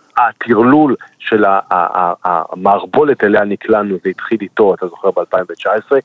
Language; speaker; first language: Hebrew; native; Hebrew